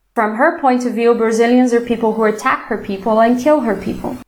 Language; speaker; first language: English; non-native, fluent; Portuguese